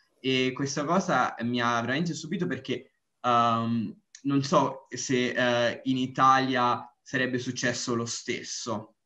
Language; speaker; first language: Italian; native; Italian